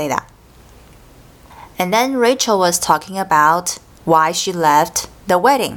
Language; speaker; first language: English; non-native, fluent; Chinese